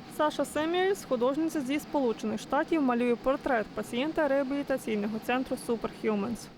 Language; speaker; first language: Ukrainian; native; Ukrainian